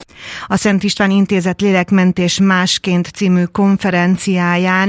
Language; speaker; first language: Hungarian; native; Hungarian